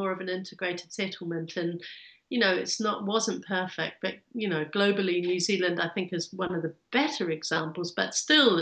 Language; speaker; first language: English; native; English